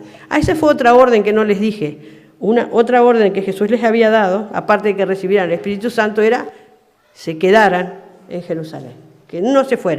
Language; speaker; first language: Spanish; native; Spanish